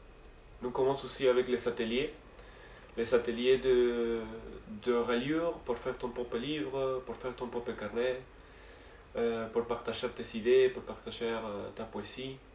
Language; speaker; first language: French; non-native, learner; Spanish